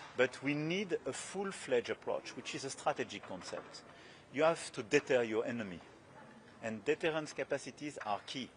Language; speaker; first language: English; non-native, fluent; French